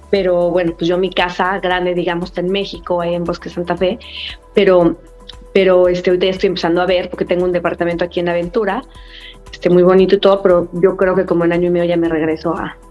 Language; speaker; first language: Spanish; native; Spanish